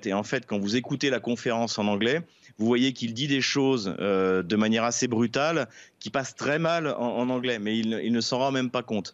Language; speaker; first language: French; native; French